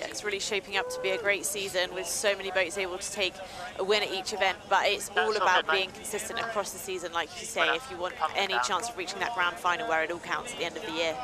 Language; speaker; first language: English; native; English